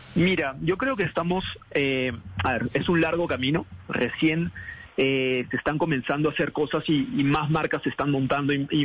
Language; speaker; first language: Spanish; native; Spanish